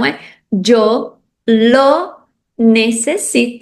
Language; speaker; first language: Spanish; non-native, fluent; Portuguese